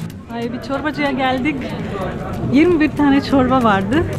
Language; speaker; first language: Turkish; non-native, fluent; Slovenian